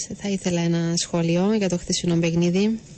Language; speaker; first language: Greek; native; Greek